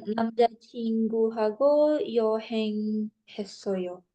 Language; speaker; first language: Korean; non-native, learner; Indonesian